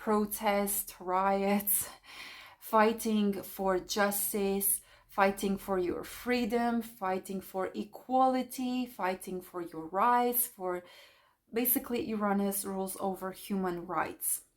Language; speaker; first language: English; non-native, fluent; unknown